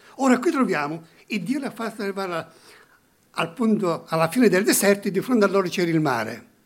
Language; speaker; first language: Italian; early bilingual, heritage; Italian